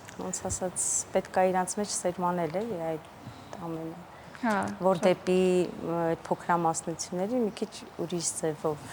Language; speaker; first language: Armenian; non-native, local second language; Assyrian Neo-Aramaic